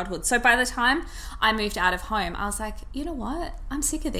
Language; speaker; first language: English; native; English